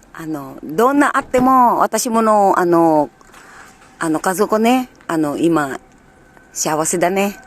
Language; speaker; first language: Japanese; non-native, learner; Filipino